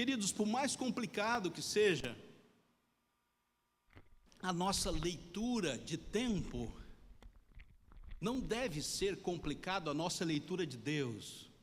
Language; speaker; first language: Portuguese; native; Portuguese